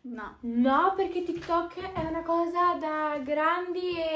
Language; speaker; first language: Italian; native; Italian